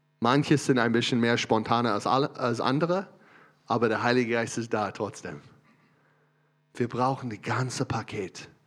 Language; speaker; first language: German; non-native, learner; English